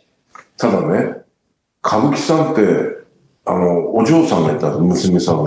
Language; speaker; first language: Japanese; native; Japanese